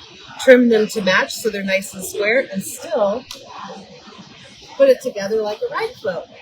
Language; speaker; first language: English; native; English